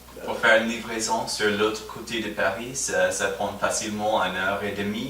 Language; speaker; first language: French; non-native, fluent; English